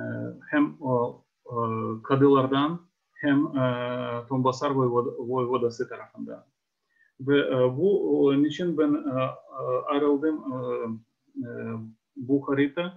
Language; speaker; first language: Turkish; non-native, fluent; Ukrainian